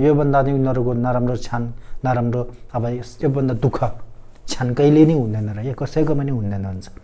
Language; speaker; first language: Nepali; non-native, local second language; Tibetan